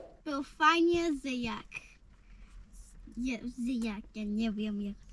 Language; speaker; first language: Polish; early bilingual, heritage; English